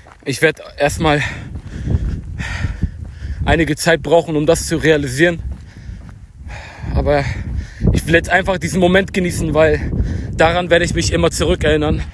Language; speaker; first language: German; early bilingual, other home language; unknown